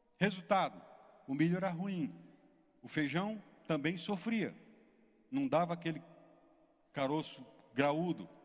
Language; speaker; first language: Portuguese; native; Portuguese